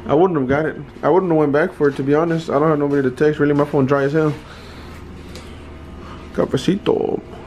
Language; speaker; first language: English; early bilingual, other home language; Spanish